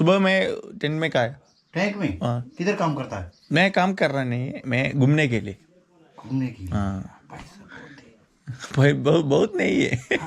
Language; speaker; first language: Hindi; non-native, local second language; Malayalam